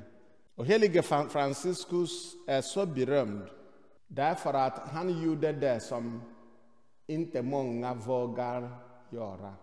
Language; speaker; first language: Swedish; non-native, fluent; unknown